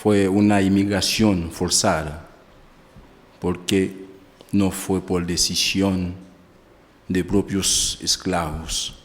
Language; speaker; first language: Spanish; non-native, fluent; Haitian Creole